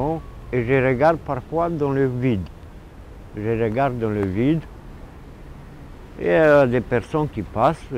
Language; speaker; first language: French; non-native, fluent; Romanian